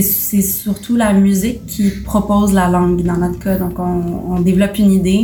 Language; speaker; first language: French; native; French